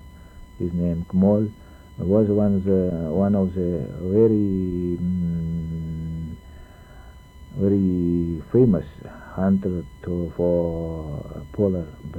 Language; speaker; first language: English; non-native, learner; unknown